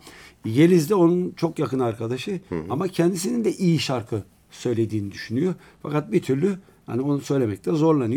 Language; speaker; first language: Turkish; native; Turkish